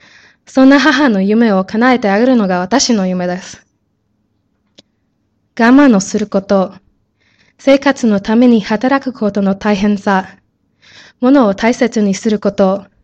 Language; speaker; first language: Japanese; non-native, learner; English